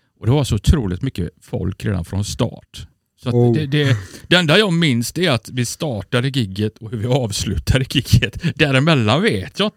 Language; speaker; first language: Swedish; native; Swedish